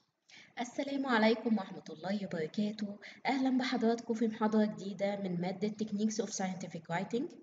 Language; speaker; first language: Arabic; native; Arabic